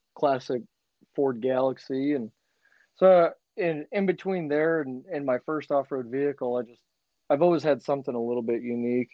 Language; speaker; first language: English; native; English